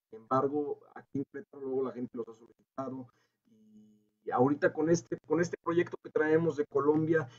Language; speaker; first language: Spanish; native; Spanish